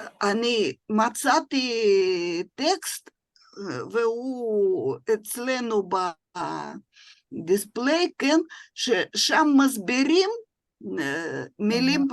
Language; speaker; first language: Hebrew; non-native, fluent; Russian